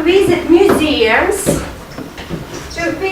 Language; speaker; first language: English; non-native, fluent; Russian